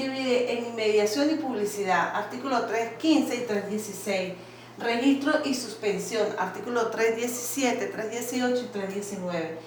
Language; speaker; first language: Spanish; native; Spanish